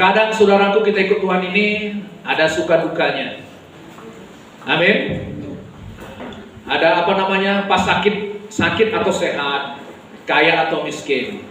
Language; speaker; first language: Indonesian; native; Indonesian